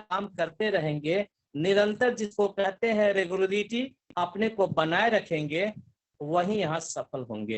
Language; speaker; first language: Hindi; native; Hindi